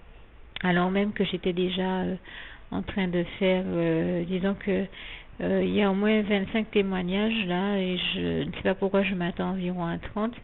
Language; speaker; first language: French; native; French